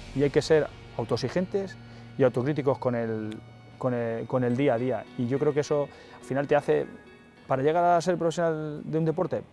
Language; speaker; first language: Spanish; native; Spanish